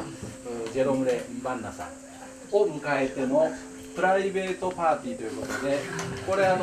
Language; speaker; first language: Japanese; native; Japanese